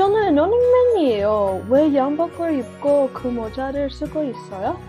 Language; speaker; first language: Korean; non-native, learner; English